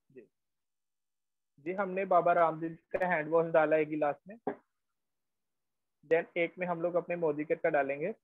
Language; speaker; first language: Hindi; native; Hindi